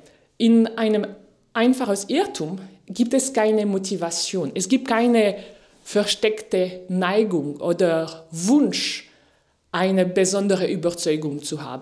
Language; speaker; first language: German; non-native, fluent; French